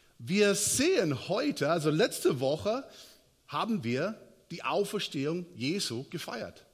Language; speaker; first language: German; non-native, fluent; English